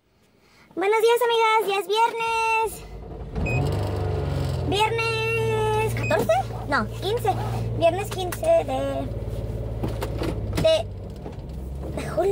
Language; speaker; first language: Spanish; native; Spanish